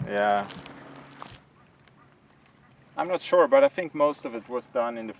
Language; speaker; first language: English; non-native, fluent; Swedish